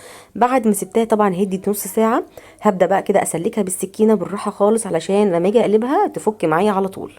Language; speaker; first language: Arabic; native; Arabic